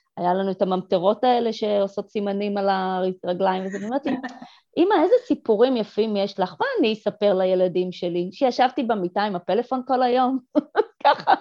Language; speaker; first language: Hebrew; early bilingual, other home language; Russian